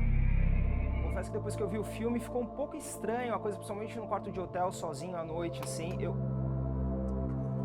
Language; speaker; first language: Portuguese; native; Portuguese